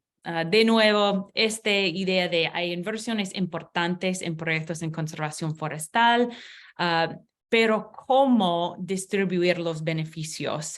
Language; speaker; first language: Spanish; non-native, learner; English